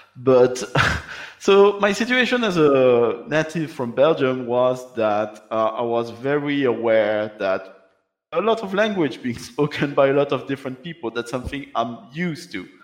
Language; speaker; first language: English; non-native, fluent; French